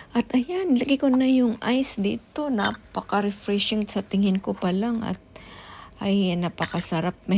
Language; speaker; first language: Filipino; non-native, local second language; Cebuano